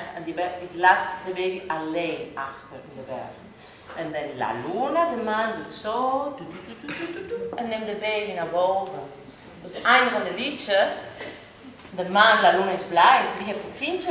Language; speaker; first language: Dutch; non-native, fluent; Spanish